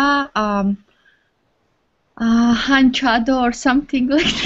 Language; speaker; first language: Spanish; non-native, learner; English